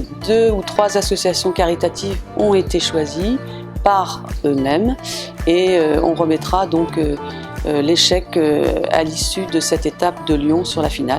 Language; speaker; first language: French; native; French